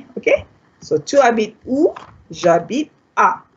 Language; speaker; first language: French; non-native, fluent; Malay